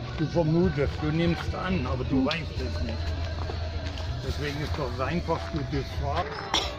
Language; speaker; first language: German; native; German